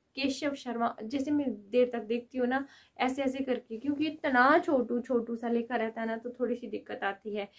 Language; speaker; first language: Hindi; native; Hindi